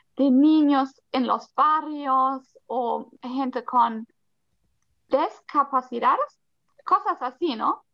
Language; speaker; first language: Spanish; non-native, fluent; German